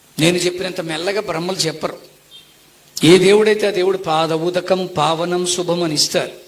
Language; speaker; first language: Telugu; non-native, local second language; Tamil